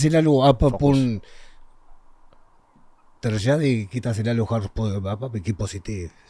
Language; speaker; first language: Indonesian; non-native, learner; Spanish